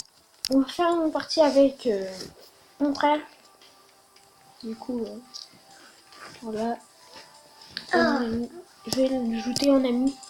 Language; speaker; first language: French; native; French